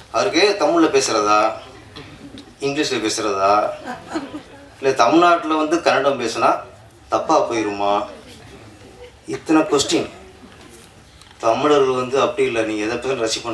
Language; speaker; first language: Tamil; native; Tamil